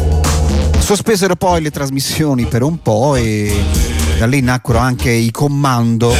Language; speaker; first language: Italian; native; Italian